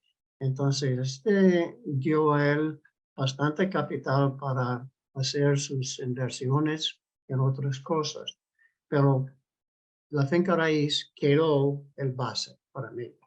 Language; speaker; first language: Spanish; non-native, fluent; English